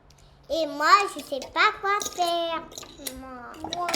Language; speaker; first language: French; early bilingual, other home language; English